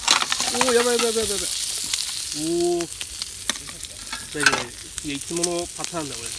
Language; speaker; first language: Japanese; native; Japanese